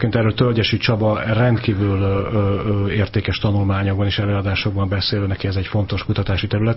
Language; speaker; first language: Hungarian; native; Hungarian